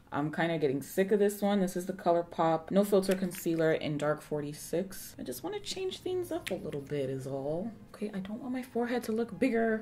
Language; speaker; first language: English; early bilingual, other home language; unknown